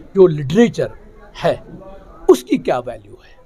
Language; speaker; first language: Urdu; non-native, local second language; Kashmiri